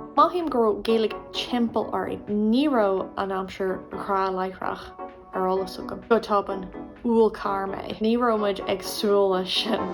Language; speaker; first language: Irish; non-native, local second language; English